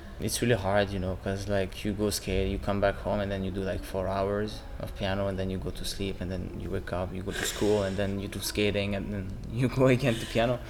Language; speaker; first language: English; non-native, fluent; French